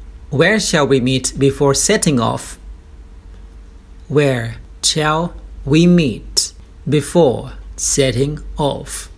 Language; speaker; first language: English; non-native, fluent; Thai